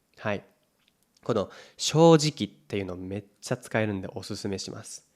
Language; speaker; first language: Japanese; native; Japanese